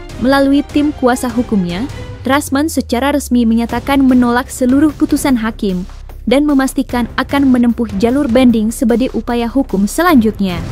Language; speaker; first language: Indonesian; native; Indonesian